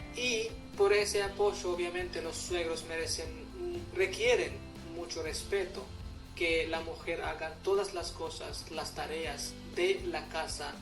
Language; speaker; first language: Spanish; non-native, fluent; Hindi